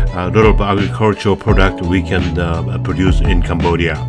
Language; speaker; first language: English; non-native, fluent; Japanese